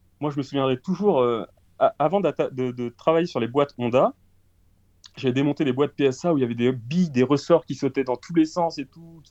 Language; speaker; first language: French; early bilingual, other home language; Portuguese